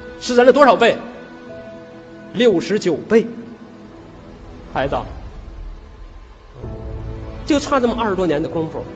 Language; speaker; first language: Chinese; native; Chinese